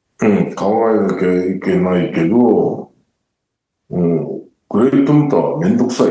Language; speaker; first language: Japanese; native; Japanese